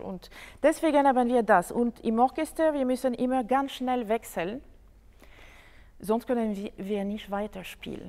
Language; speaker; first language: German; non-native, fluent; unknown